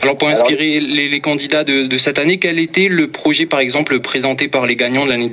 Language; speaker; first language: French; native; French